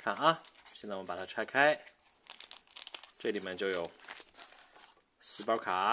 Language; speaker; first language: Chinese; native; Chinese